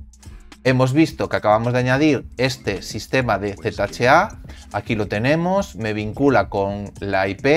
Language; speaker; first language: Spanish; native; Spanish